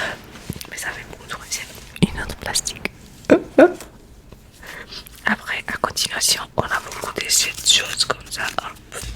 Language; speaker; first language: French; non-native, learner; Spanish